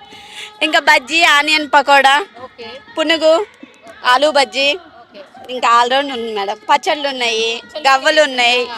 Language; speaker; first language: Telugu; native; Telugu